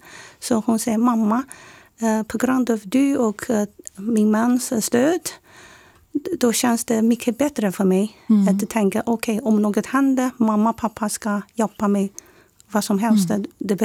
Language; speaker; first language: Swedish; non-native, fluent; Chinese